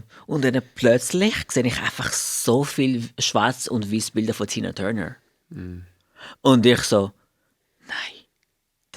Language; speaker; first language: German; non-native, fluent; Portuguese